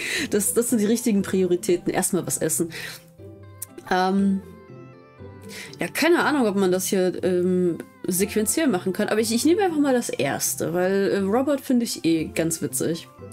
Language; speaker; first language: German; native; German